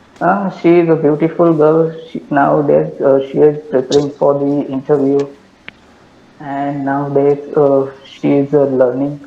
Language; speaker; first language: English; non-native, learner; Hindi